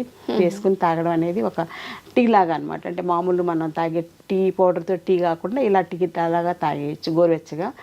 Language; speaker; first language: Telugu; native; Telugu